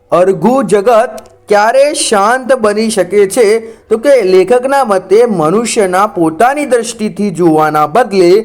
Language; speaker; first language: Gujarati; non-native, local second language; Marathi